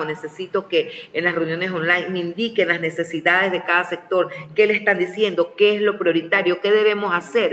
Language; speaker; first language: Spanish; native; Spanish